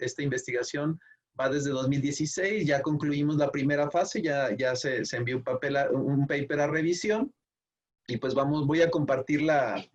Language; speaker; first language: Spanish; native; Spanish